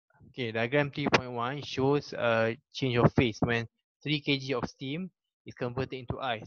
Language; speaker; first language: English; non-native, local second language; Malay